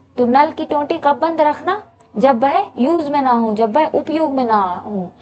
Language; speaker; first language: Hindi; native; Hindi